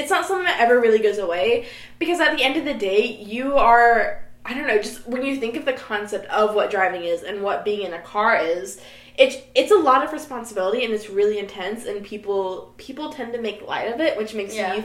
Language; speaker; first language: English; native; English